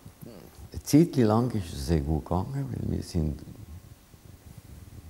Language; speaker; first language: German; non-native, fluent; Hungarian